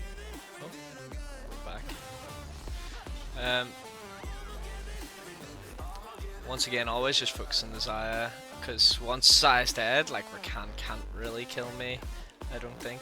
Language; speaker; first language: English; native; English